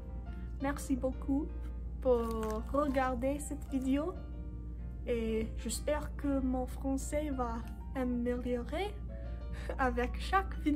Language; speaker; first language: French; non-native, learner; English